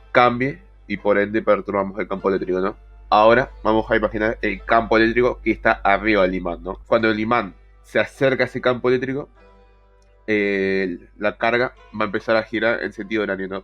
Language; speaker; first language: Spanish; native; Spanish